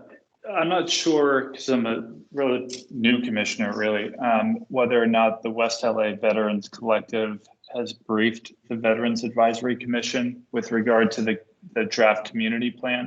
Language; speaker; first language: English; native; English